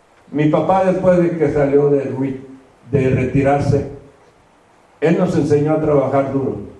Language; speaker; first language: Spanish; native; Spanish